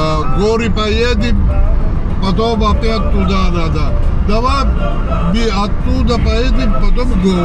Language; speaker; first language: Russian; non-native, learner; Georgian